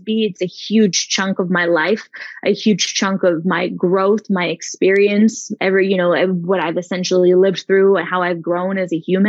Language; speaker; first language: English; native; English